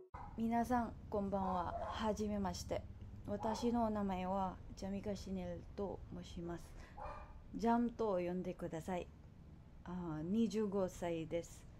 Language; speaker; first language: Japanese; non-native, learner; Filipino